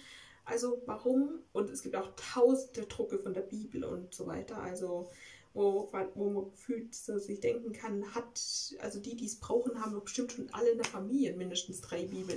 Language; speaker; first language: German; native; German